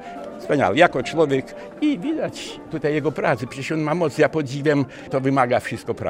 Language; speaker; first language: Polish; native; Polish